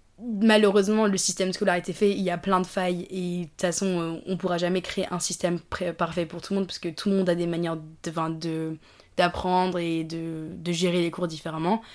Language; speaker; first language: French; native; French